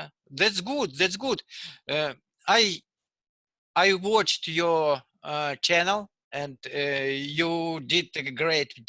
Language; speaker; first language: English; non-native, learner; Russian